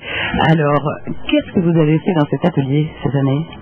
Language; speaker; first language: French; native; French